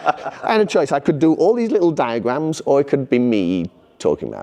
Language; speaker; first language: English; native; English